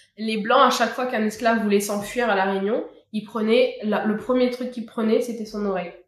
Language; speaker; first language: French; native; French